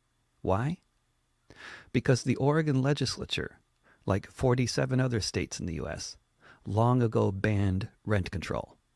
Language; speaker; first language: English; native; English